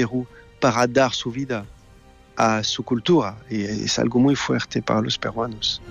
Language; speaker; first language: Spanish; non-native, learner; French